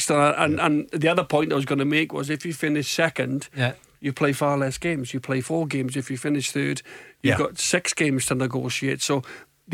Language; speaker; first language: English; native; English